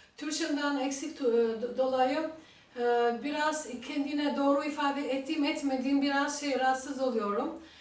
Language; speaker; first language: Turkish; non-native, fluent; Albanian